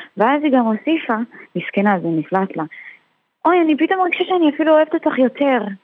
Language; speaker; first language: Hebrew; non-native, fluent; Russian